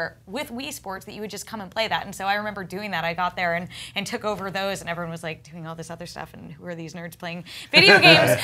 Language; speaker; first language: English; native; English